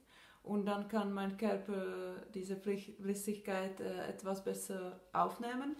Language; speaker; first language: German; non-native, fluent; Czech